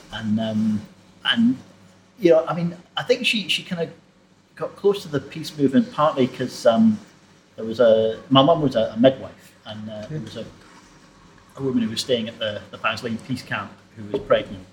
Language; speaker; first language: English; native; English